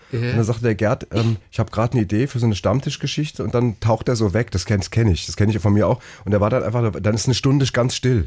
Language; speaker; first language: German; native; German